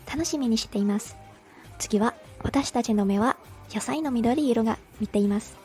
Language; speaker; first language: Japanese; non-native, learner; Indonesian